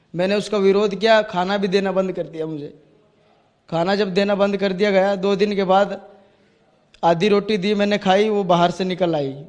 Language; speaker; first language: Hindi; native; Hindi